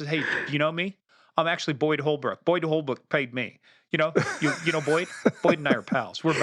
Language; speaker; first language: English; native; English